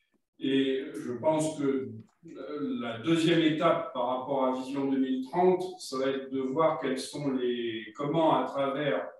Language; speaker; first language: French; native; French